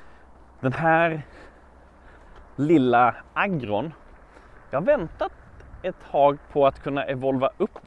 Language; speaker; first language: Swedish; native; Swedish